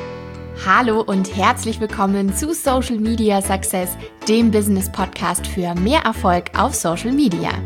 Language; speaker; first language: German; native; German